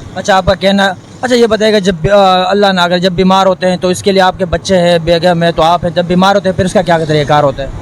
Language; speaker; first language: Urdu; non-native, local second language; Pashto